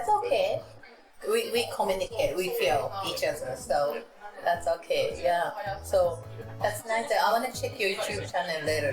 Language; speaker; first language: English; non-native, learner; Japanese